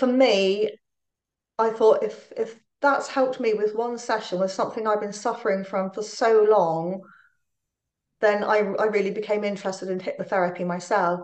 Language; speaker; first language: English; native; English